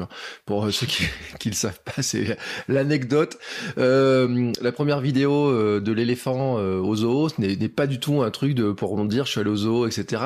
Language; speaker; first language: French; native; French